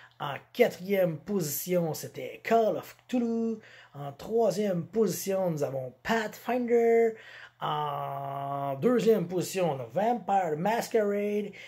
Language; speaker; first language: French; native; French